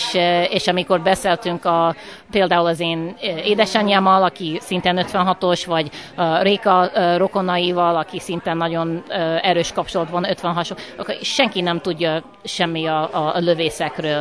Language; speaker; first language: Hungarian; early bilingual, heritage; English